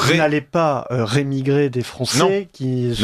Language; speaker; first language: French; native; French